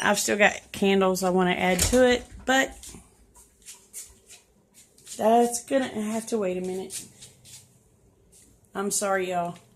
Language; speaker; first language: English; native; English